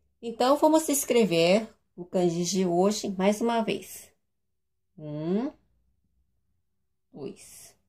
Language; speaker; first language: Portuguese; non-native, fluent; Japanese